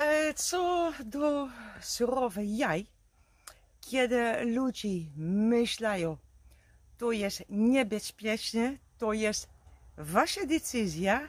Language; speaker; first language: Polish; non-native, learner; Dutch